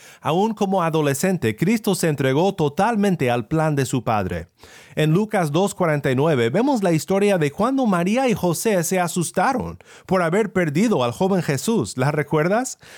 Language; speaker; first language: Spanish; non-native, fluent; English